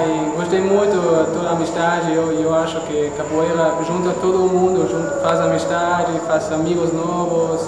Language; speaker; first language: Portuguese; non-native, learner; German